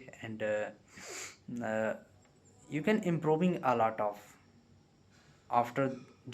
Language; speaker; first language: English; non-native, learner; Hindi